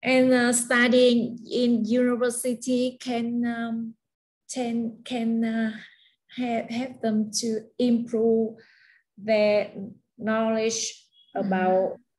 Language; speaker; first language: English; non-native, learner; Vietnamese